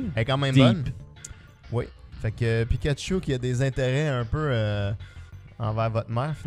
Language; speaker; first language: French; native; French